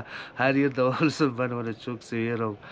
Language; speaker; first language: Turkish; non-native, learner; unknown